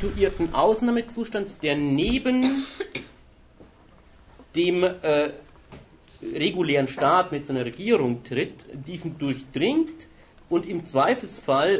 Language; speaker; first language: German; native; German